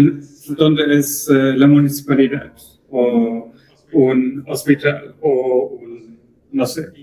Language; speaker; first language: Spanish; non-native, learner; German